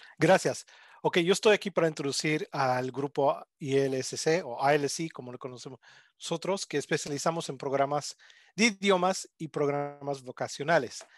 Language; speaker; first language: Spanish; non-native, fluent; English